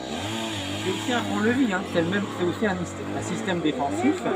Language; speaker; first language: French; native; French